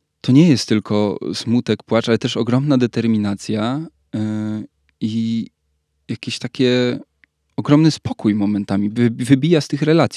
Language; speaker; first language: Polish; native; Polish